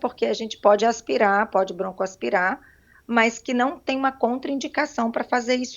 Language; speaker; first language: Portuguese; native; Portuguese